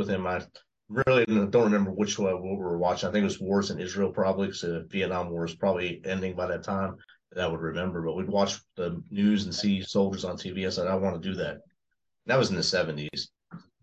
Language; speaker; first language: English; native; English